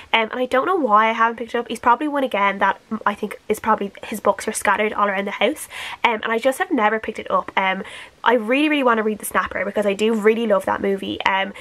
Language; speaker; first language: English; native; English